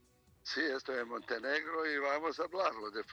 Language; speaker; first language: Spanish; non-native, learner; Serbian